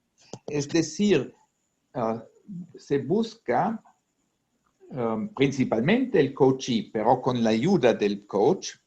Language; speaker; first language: Spanish; non-native, fluent; Italian